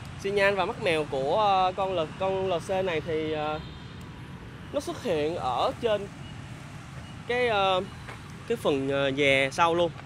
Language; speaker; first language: Vietnamese; native; Vietnamese